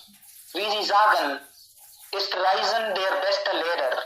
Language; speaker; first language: German; non-native, learner; Hindi